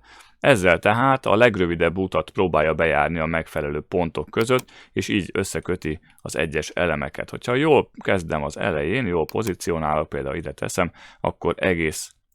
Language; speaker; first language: Hungarian; native; Hungarian